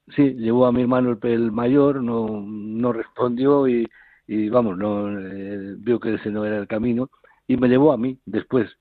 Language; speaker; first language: Spanish; native; Spanish